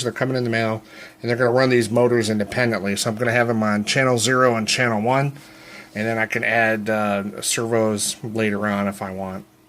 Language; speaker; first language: English; native; English